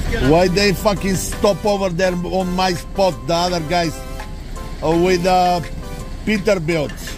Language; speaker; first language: English; non-native, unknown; Bulgarian